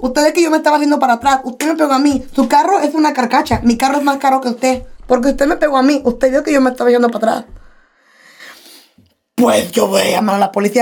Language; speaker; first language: Spanish; early bilingual, heritage; Spanish